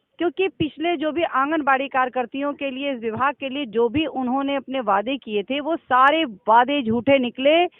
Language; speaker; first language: Hindi; native; Hindi